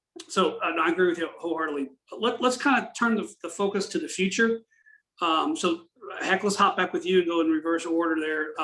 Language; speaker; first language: English; native; English